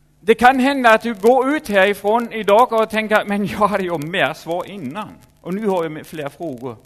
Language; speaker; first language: Swedish; non-native, fluent; German